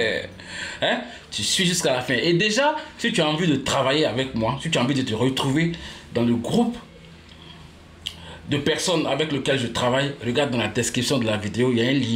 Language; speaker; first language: French; native; French